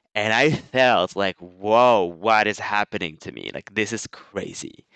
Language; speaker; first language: English; non-native, fluent; French